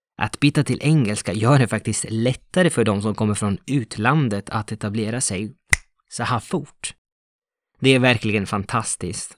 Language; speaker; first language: Swedish; non-native, fluent; Italian